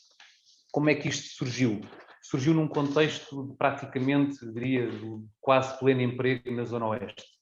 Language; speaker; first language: Portuguese; native; Portuguese